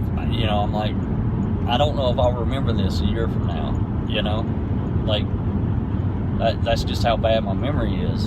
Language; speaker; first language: English; native; English